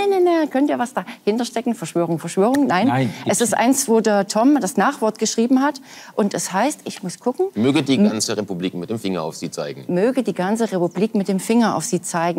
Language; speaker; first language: German; native; German